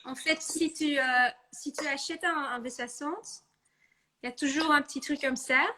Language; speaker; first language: French; non-native, fluent; Dutch